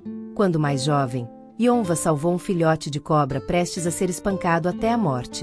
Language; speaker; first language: Portuguese; native; Portuguese